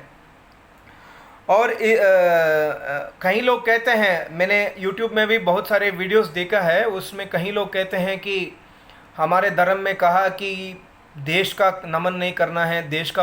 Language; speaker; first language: Hindi; non-native, local second language; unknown